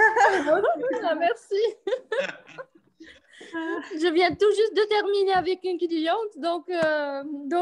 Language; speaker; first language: French; non-native, local second language; Arabic